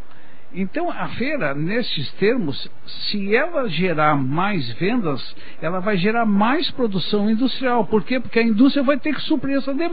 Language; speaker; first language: Portuguese; native; Portuguese